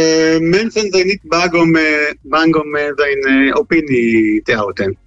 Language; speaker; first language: Dutch; non-native, learner; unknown